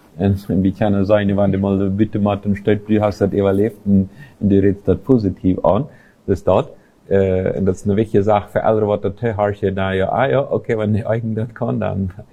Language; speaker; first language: German; non-native, local second language; Plautdietsch